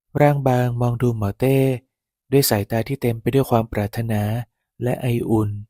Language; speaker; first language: Thai; native; Thai